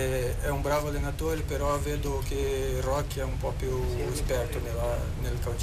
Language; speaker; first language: Italian; non-native, fluent; Portuguese